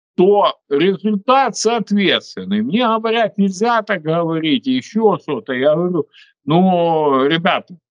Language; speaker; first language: Russian; non-native, local second language; Ukrainian